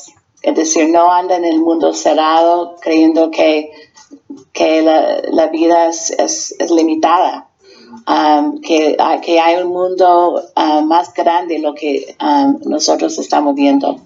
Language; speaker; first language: Spanish; non-native, fluent; English